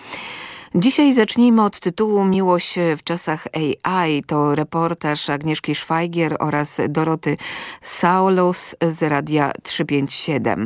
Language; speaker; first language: Polish; native; Polish